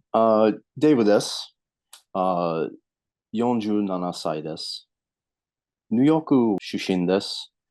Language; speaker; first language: Japanese; non-native, learner; English